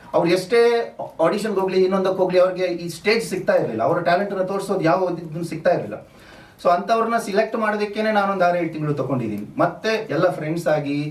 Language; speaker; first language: Kannada; non-native, local second language; Tulu